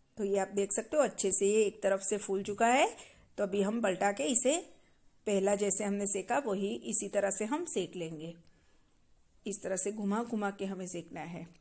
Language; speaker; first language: Hindi; non-native, local second language; Gujarati